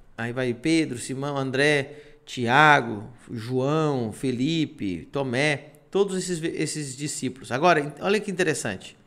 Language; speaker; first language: Portuguese; non-native, fluent; Spanish